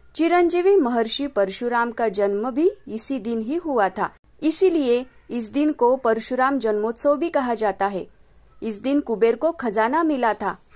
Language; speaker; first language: Hindi; non-native, local second language; Marathi